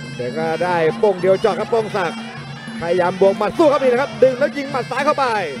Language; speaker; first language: Thai; native; Thai